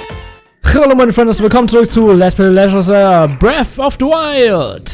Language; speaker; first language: German; native; German